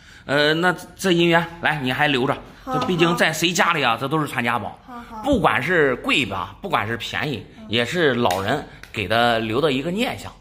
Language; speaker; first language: Chinese; native; Chinese